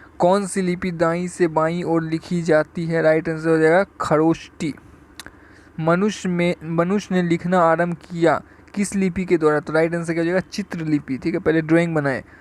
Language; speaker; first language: Hindi; native; Hindi